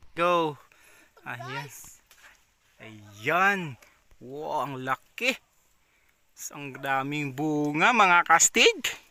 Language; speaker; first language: Filipino; non-native, local second language; Cebuano